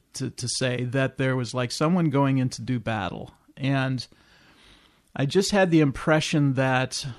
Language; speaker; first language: English; native; English